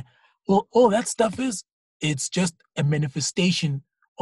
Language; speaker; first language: English; non-native, local second language; Zulu